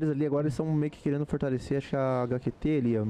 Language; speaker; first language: Portuguese; native; Portuguese